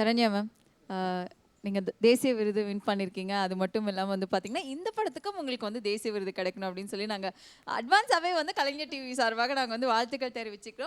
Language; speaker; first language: Tamil; native; Tamil